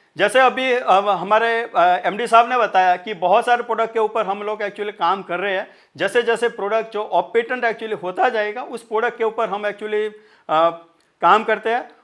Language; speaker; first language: Hindi; non-native, local second language; Marathi